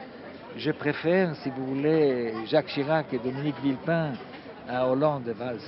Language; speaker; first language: French; non-native, fluent; Hebrew